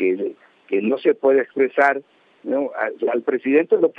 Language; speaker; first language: Spanish; native; Spanish